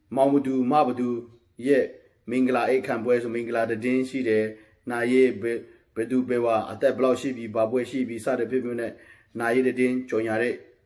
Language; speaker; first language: Burmese; non-native, local second language; Kachin